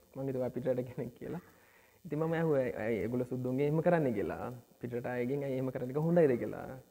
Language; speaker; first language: Sinhala; early bilingual, other home language; Nepali